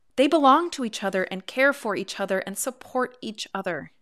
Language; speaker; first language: English; native; English